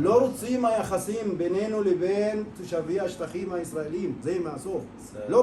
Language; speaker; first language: Hebrew; non-native, local second language; Arabic